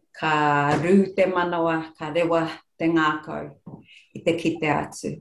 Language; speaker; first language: Māori; non-native, local second language; English